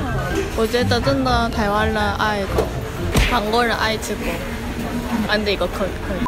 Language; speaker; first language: Chinese; non-native, learner; Korean